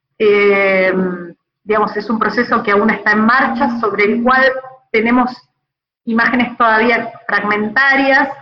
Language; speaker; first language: Spanish; native; Spanish